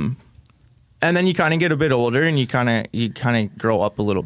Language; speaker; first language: English; native; English